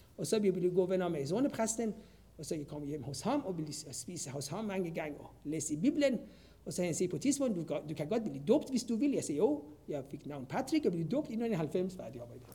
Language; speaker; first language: Danish; non-native, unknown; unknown